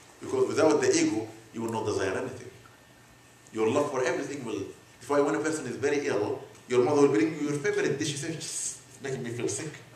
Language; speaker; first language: English; non-native, fluent; Arabic